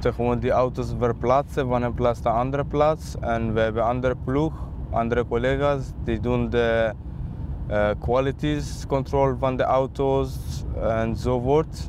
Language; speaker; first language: Dutch; non-native, learner; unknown